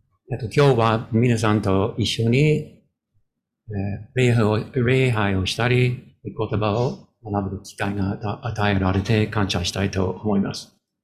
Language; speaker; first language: Japanese; non-native, learner; English